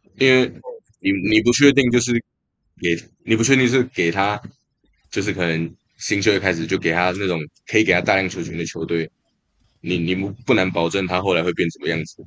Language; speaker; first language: Chinese; native; Chinese